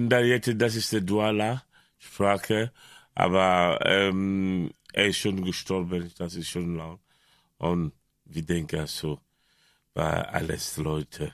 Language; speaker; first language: German; non-native, learner; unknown